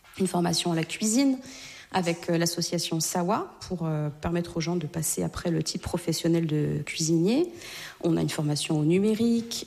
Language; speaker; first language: French; native; French